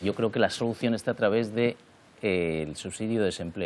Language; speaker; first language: Spanish; native; Spanish